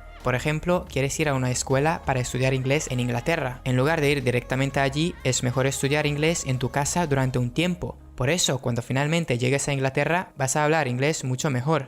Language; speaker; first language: Spanish; non-native, fluent; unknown